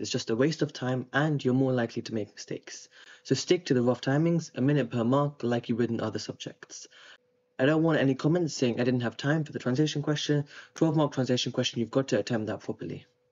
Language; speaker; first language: English; native; English